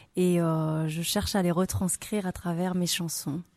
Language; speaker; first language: French; native; French